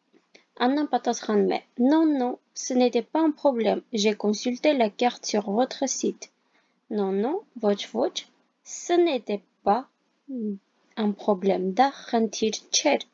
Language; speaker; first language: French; non-native, fluent; Armenian